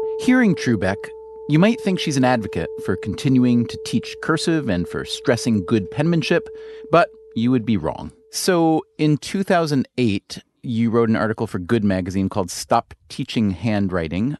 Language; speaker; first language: English; native; English